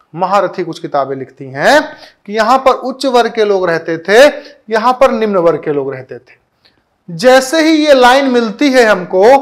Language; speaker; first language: Hindi; native; Hindi